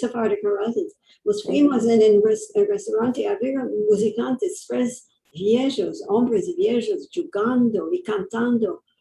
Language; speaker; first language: Spanish; early bilingual, heritage; English